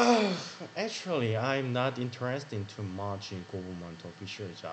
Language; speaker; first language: English; non-native, learner; Korean